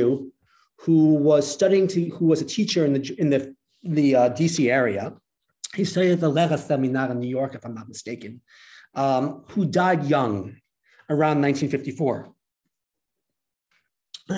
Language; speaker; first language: English; native; English